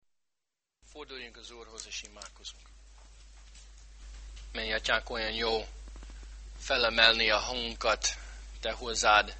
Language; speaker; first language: Hungarian; non-native, fluent; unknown